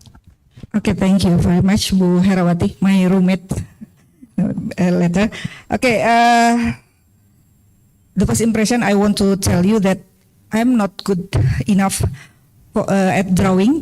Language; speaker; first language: English; non-native, learner; Indonesian